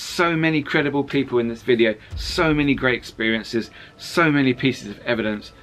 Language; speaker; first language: English; native; English